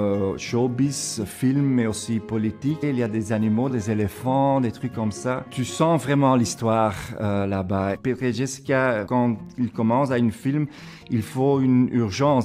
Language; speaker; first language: French; non-native, local second language; Dutch